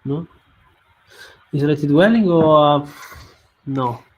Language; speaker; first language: English; non-native, learner; Italian